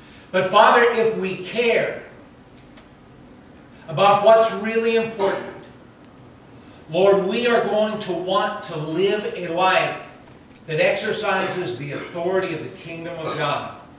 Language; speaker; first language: English; native; English